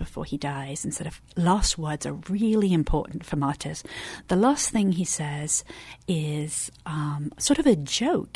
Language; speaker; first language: English; native; English